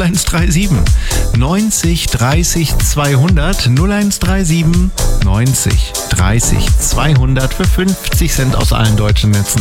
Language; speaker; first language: German; native; German